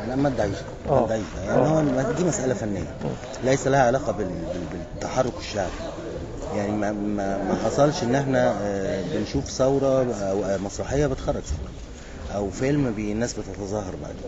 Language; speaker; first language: Arabic; native; Arabic